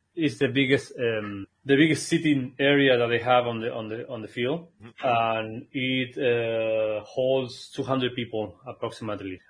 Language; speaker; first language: English; non-native, fluent; Spanish